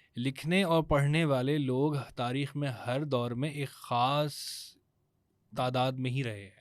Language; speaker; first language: Urdu; native; Urdu